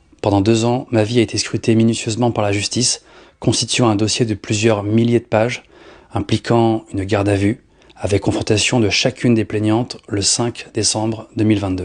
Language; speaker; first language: French; native; French